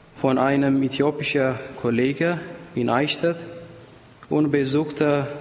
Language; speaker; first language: German; non-native, fluent; Amharic